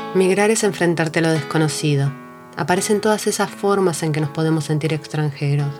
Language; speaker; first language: Spanish; native; Spanish